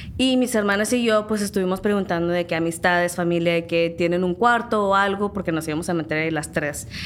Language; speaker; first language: Spanish; early bilingual, heritage; Spanish